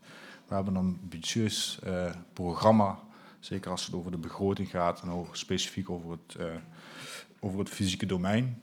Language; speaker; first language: Dutch; native; Dutch